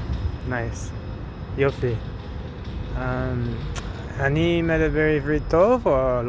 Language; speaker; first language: Hebrew; non-native, learner; English